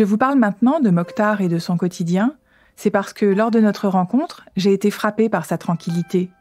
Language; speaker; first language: French; native; French